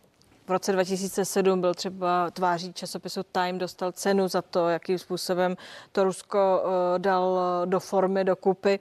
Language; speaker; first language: Czech; native; Czech